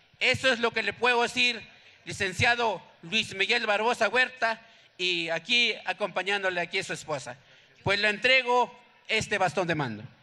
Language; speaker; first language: Spanish; non-native, local second language; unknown